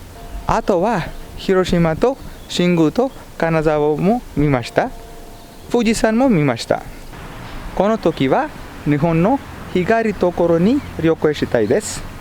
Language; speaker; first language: Japanese; non-native, learner; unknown